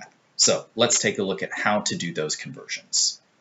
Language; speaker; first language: English; native; English